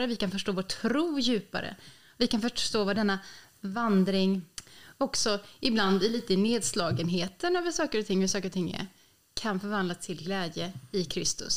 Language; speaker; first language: Swedish; native; Swedish